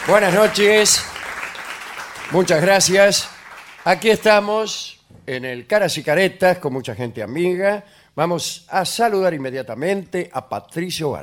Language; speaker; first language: Spanish; native; Spanish